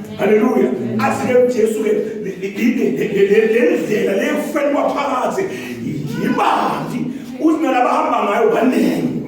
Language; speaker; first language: Zulu; non-native, local second language; Swati